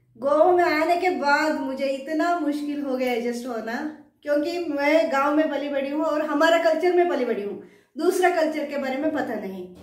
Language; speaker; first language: Hindi; non-native, local second language; Kannada